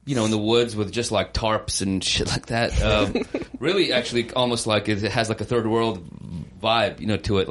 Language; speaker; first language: English; native; English